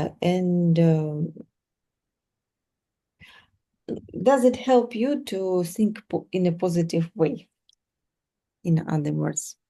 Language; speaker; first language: English; non-native, fluent; Russian